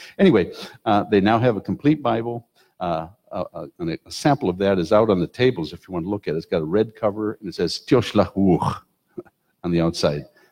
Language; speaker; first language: English; native; English